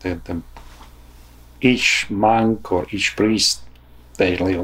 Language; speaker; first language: English; non-native, fluent; Ukrainian